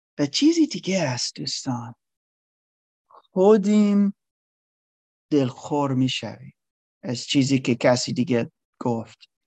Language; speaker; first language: Persian; non-native, learner; English